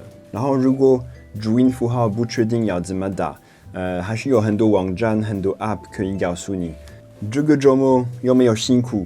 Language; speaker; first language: Chinese; non-native, fluent; French